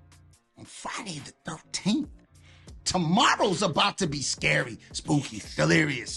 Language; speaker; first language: English; native; English